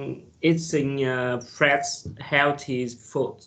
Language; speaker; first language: English; non-native, learner; Vietnamese